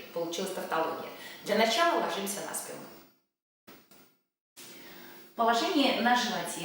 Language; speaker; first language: Russian; native; Russian